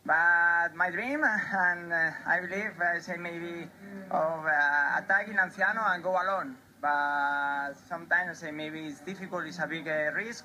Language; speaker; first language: English; non-native, learner; Spanish